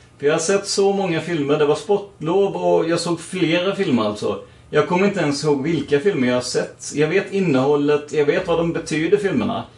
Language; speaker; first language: Swedish; native; Swedish